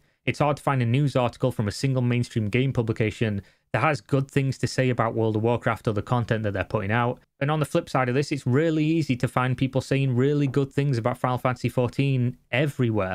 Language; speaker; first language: English; native; English